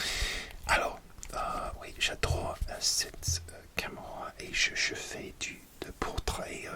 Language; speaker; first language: French; non-native, learner; English